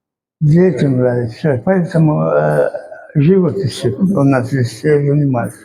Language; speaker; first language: Russian; non-native, local second language; Chechen